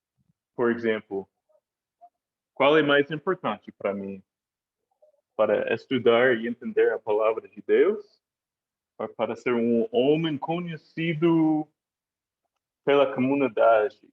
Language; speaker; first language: Portuguese; non-native, fluent; English